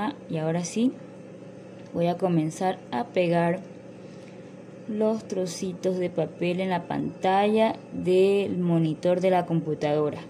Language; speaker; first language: Spanish; native; Spanish